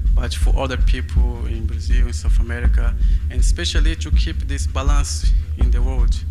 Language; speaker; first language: English; non-native, fluent; Portuguese